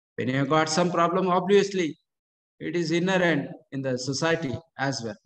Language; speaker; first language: English; non-native, local second language; Kannada